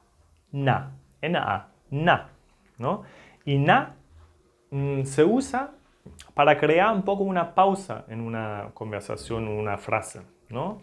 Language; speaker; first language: Spanish; non-native, fluent; German